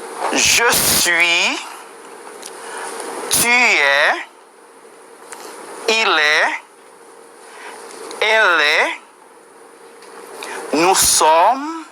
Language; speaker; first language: French; non-native, fluent; Spanish